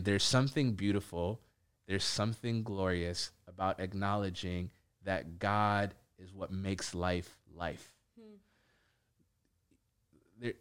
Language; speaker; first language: English; native; English